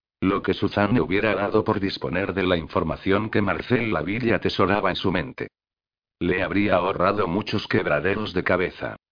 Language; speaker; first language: Spanish; native; Spanish